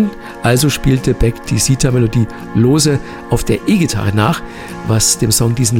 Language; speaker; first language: German; native; German